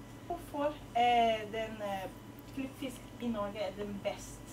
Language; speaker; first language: Norwegian; non-native, learner; Portuguese